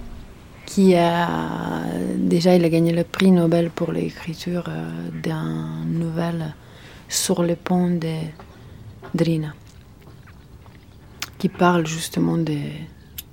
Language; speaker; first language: French; non-native, fluent; Serbian